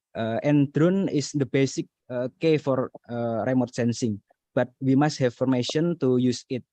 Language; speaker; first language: English; non-native, learner; Indonesian